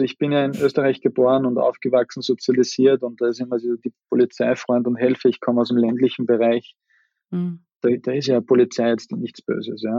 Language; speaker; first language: German; native; German